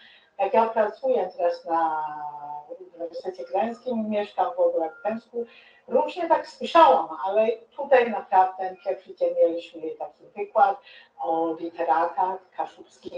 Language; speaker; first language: Polish; non-native, fluent; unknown